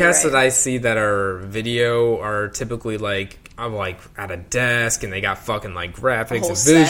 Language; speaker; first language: English; native; English